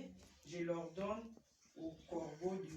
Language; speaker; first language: French; non-native, local second language; Lingala